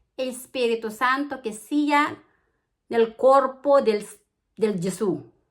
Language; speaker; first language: Italian; non-native, learner; Filipino